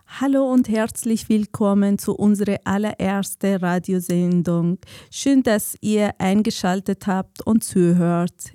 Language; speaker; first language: German; non-native, learner; Kurdish